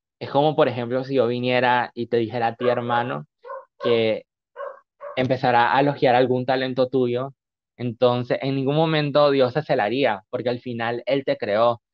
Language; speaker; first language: Spanish; native; Spanish